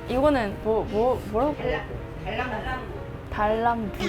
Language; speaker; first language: Korean; early bilingual, heritage; Japanese